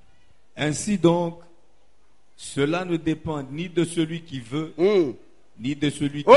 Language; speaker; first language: French; non-native, local second language; Lingala